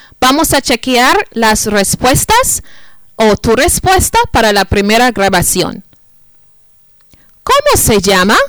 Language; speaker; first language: Spanish; non-native, fluent; English